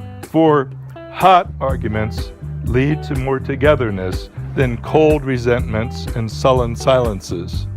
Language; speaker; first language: English; native; English